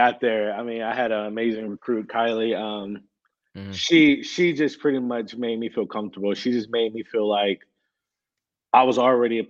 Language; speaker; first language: English; native; English